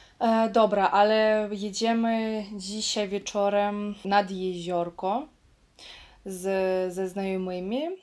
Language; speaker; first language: Polish; non-native, fluent; Russian